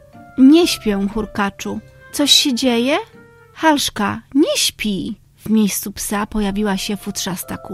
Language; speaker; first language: Polish; native; Polish